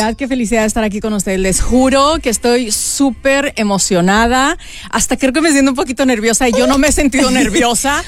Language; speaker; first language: Spanish; native; Spanish